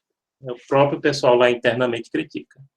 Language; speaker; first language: Portuguese; native; Portuguese